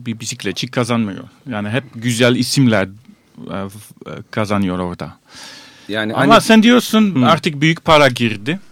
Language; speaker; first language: Turkish; non-native, fluent; Dutch